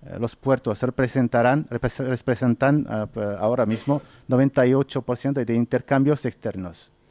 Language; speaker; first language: Spanish; non-native, fluent; Arabic